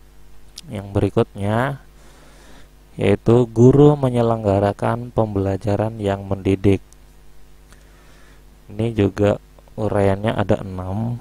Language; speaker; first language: Indonesian; native; Indonesian